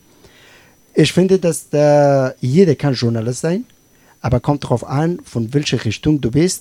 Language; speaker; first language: German; non-native, learner; Persian